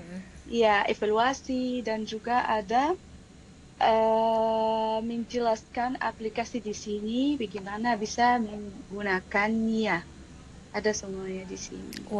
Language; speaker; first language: Indonesian; non-native, fluent; Arabic